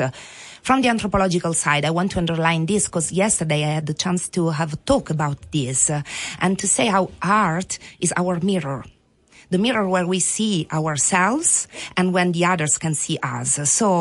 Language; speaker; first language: English; non-native, fluent; Italian